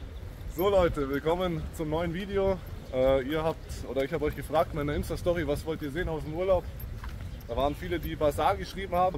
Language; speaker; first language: German; native; German